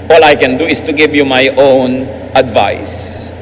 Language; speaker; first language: English; non-native, local second language; Filipino